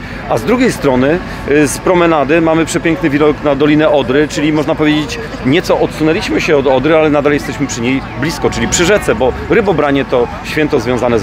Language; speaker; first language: Polish; native; Polish